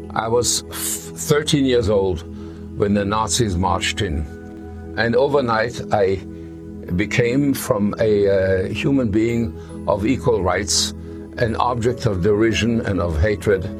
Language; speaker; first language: English; early bilingual, other home language; German